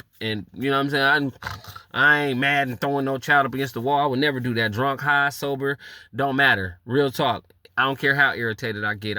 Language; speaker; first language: English; native; English